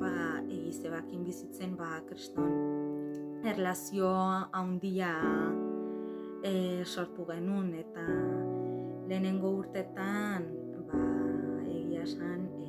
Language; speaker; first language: Basque; non-native, fluent; Arabic